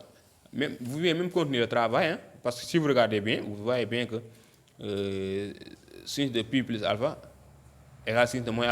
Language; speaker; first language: French; non-native, local second language; Wolof